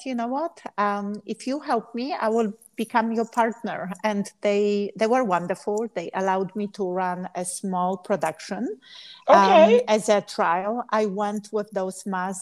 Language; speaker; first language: English; non-native, fluent; Polish